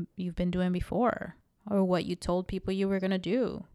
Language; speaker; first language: English; early bilingual, other home language; Spanish